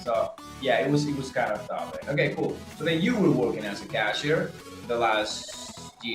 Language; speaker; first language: English; non-native, fluent; Spanish